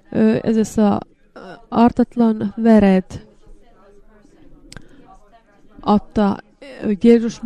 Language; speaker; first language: Hungarian; non-native, learner; Finnish